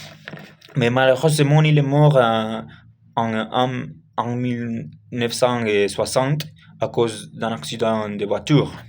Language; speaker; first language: French; non-native, learner; Spanish